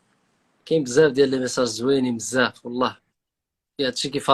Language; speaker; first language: Arabic; native; Arabic